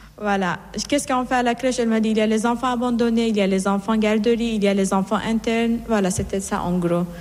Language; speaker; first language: French; non-native, fluent; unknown